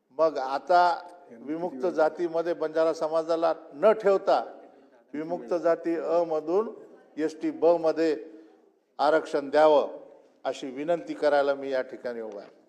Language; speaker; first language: Marathi; non-native, local second language; Lambadi